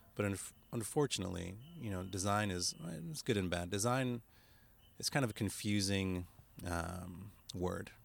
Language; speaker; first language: English; native; English